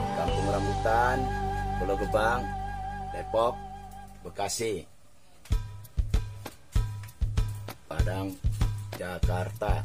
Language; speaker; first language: Indonesian; native; Indonesian